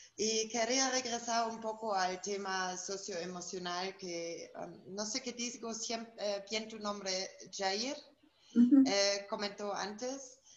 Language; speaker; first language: Spanish; non-native, fluent; German